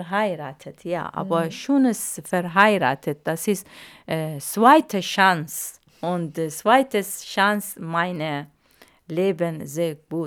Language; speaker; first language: German; non-native, learner; Arabic